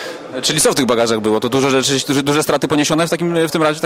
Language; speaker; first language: Polish; native; Polish